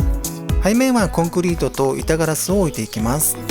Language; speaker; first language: Japanese; native; Japanese